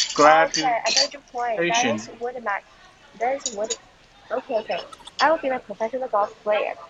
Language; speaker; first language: English; non-native, fluent; Chinese